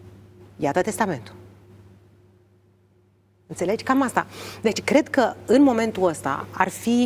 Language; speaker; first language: Romanian; native; Romanian